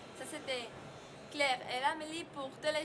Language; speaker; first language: French; non-native, learner; Spanish